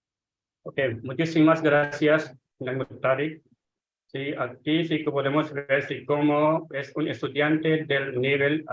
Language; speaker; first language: Spanish; non-native, fluent; Hindi